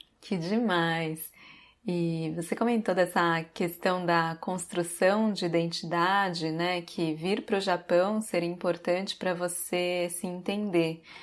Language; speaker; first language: Portuguese; native; Portuguese